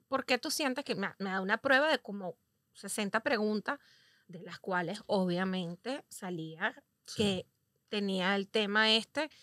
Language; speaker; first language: Spanish; native; Spanish